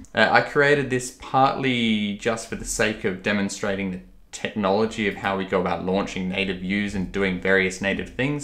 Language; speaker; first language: English; native; English